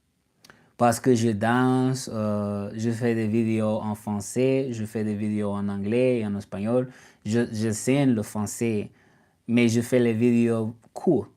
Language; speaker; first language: French; non-native, learner; English